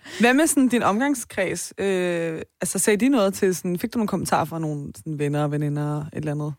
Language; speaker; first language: Danish; early bilingual, other home language; Persian